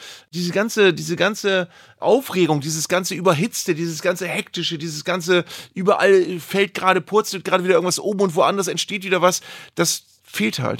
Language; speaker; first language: German; native; German